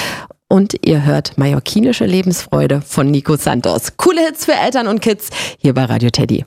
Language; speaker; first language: German; native; German